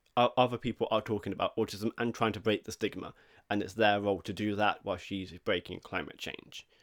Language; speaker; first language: English; native; English